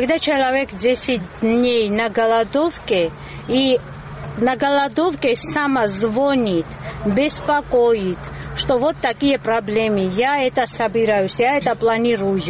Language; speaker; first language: Russian; non-native, local second language; Georgian